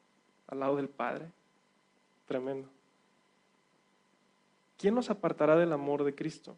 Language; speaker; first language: Spanish; native; Spanish